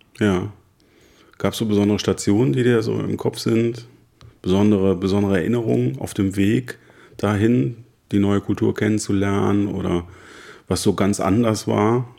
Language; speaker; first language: German; native; German